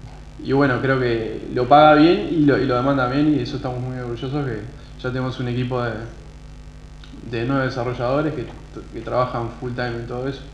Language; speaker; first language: Spanish; native; Spanish